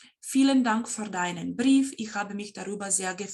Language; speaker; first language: German; non-native, fluent; Serbian